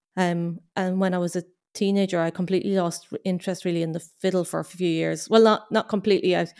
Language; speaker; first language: English; native; English